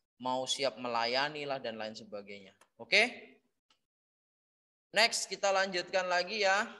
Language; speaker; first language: Indonesian; native; Indonesian